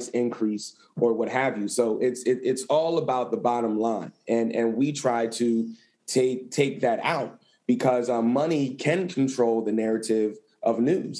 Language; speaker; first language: English; native; English